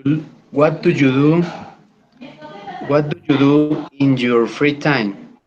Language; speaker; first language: English; non-native, learner; Spanish